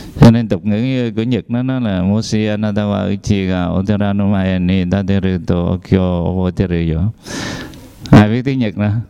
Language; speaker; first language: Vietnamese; native; Vietnamese